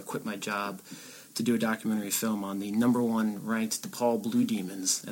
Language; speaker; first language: English; native; English